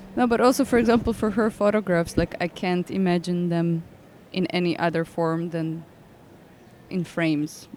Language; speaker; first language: English; non-native, fluent; Croatian